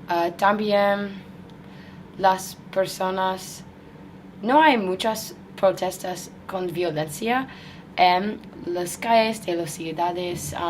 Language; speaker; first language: Spanish; non-native, learner; English